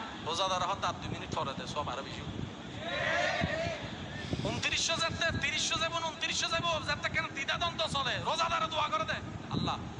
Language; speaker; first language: Bangla; non-native, local second language; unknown